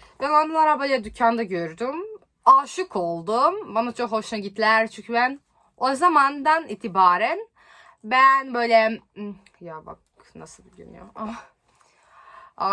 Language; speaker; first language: Turkish; non-native, learner; Serbian